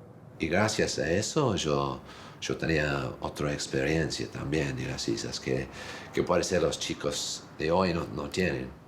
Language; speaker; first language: Spanish; non-native, fluent; English